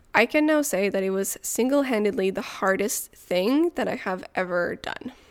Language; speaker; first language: English; non-native, fluent; French